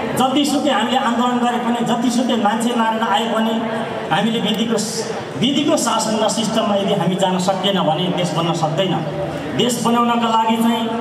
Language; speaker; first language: Nepali; native; Nepali